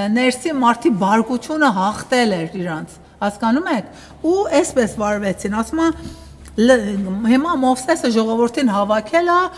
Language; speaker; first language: Armenian; early bilingual, heritage; Armenian